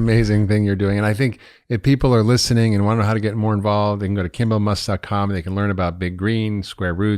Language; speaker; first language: English; native; English